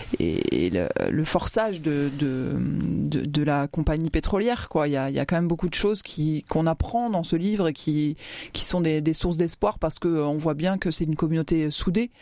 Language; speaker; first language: French; native; French